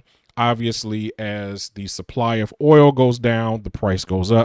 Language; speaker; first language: English; native; English